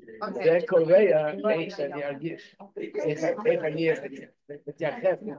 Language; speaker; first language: Hebrew; non-native, fluent; English